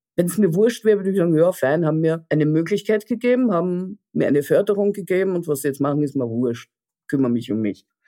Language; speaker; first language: German; early bilingual, other home language; Russian